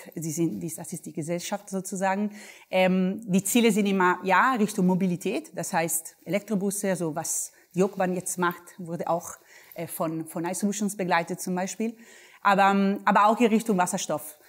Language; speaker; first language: German; non-native, fluent; Italian